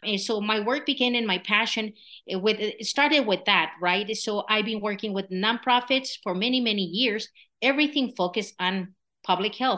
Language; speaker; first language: English; non-native, fluent; Spanish